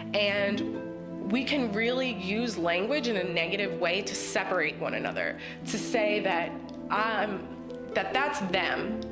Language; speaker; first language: English; native; English